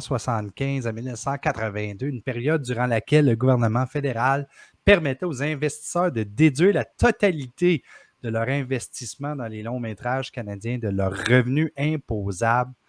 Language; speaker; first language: French; native; French